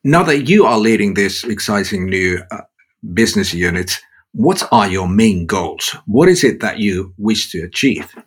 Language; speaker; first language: English; non-native, fluent; Finnish